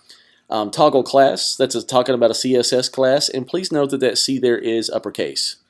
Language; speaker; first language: English; native; English